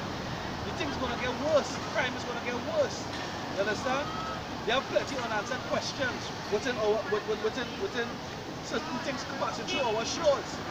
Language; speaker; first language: English; native; English